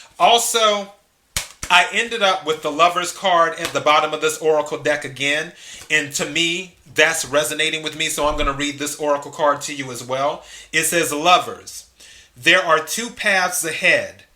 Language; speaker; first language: English; native; English